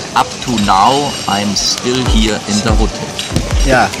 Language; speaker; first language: English; non-native, fluent; German